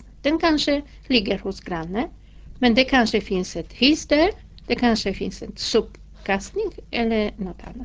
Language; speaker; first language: Swedish; non-native, fluent; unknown